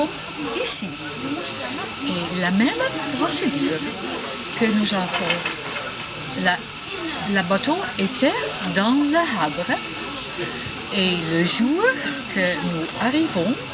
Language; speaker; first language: French; non-native, learner; Dutch